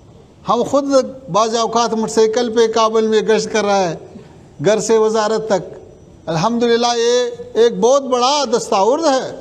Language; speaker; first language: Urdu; non-native, fluent; Pashto